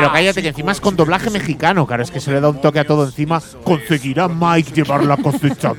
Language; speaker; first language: Spanish; native; Spanish